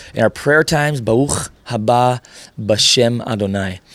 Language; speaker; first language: English; native; English